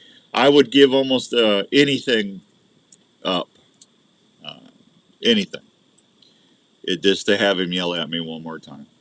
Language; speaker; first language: English; native; English